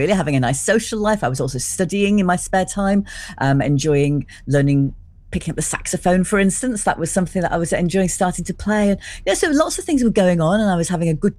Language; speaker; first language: English; native; English